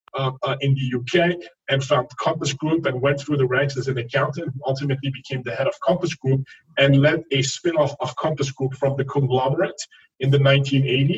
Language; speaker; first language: English; non-native, fluent; French